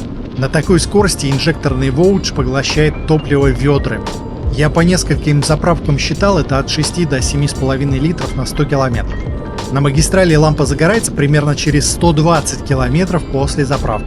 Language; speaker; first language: Russian; native; Russian